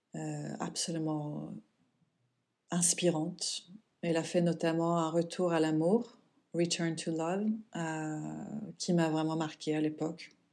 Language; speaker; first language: French; non-native, fluent; Swedish